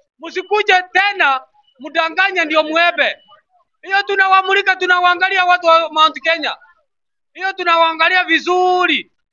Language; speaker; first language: Swahili; non-native, local second language; Gusii